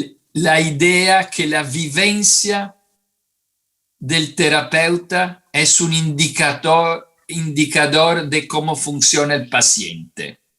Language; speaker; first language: Spanish; non-native, fluent; Italian